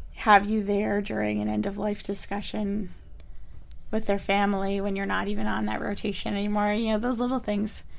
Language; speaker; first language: English; native; English